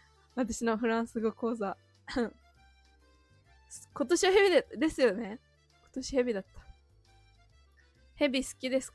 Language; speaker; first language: Japanese; native; Japanese